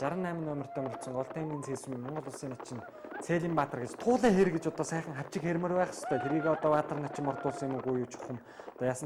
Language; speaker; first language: Mongolian; native; Mongolian